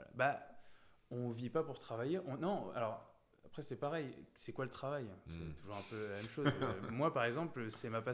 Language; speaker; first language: French; native; French